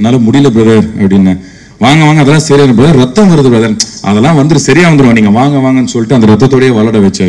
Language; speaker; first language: Tamil; native; Tamil